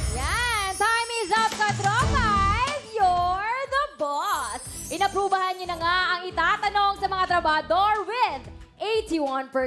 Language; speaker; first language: Filipino; native; Filipino